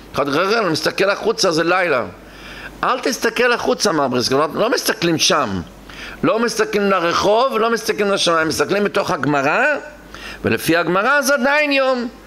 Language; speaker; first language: Hebrew; non-native, local second language; Yiddish